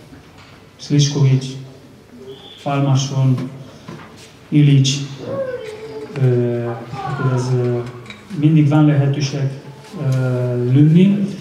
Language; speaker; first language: Hungarian; non-native, learner; Spanish